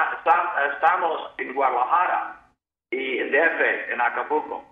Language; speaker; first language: Spanish; non-native, fluent; English